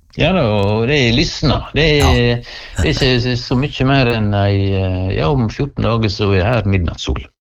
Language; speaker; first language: Norwegian; native; Norwegian